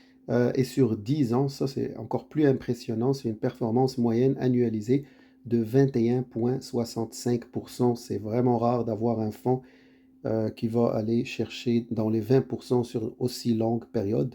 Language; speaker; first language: French; native; French